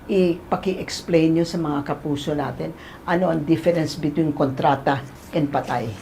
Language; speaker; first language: Filipino; native; Filipino